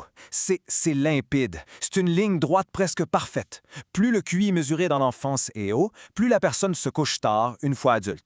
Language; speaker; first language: French; native; French